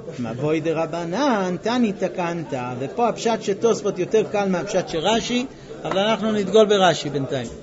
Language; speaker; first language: Hebrew; non-native, fluent; English